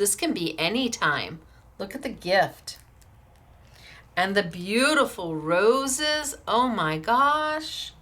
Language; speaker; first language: English; native; English